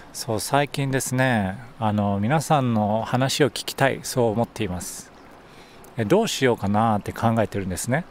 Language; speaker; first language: Japanese; native; Japanese